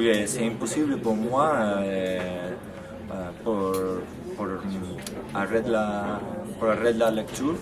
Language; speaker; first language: French; non-native, learner; Spanish